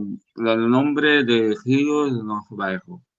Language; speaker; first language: Spanish; non-native, learner; Portuguese